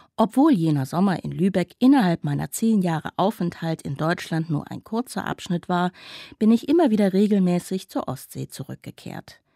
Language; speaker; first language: German; native; German